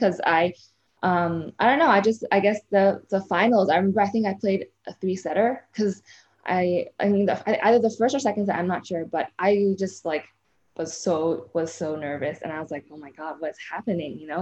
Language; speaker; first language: English; non-native, local second language; Cantonese